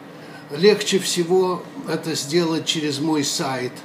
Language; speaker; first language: Russian; native; Russian